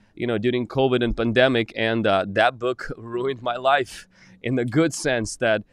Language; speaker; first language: English; non-native, fluent; Ukrainian